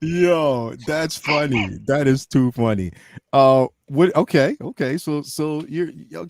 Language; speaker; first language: English; native; English